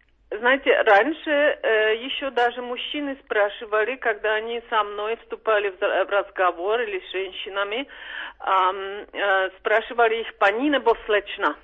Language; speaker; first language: Russian; non-native, fluent; Czech